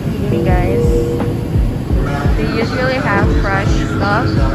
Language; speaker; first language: English; non-native, fluent; Indonesian